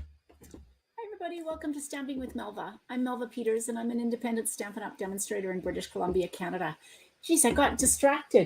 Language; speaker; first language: English; native; English